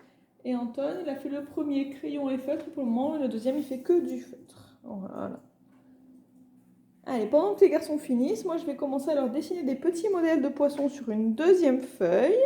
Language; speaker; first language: French; native; French